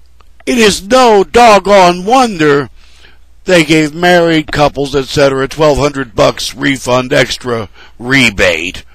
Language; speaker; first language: English; native; English